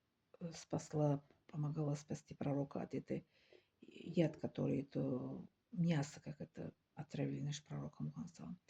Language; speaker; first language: Russian; non-native, learner; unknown